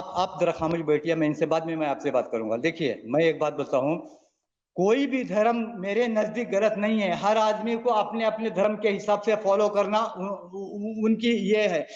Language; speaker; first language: Hindi; non-native, local second language; Marathi